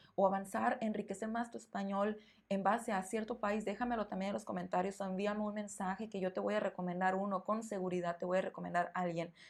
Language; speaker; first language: Spanish; native; Spanish